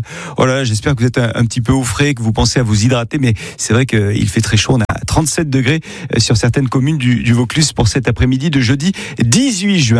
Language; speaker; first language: French; native; French